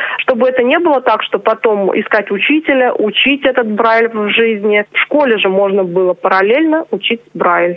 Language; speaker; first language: Russian; non-native, local second language; Chuvash